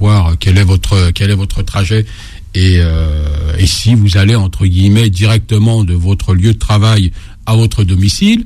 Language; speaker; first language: French; native; French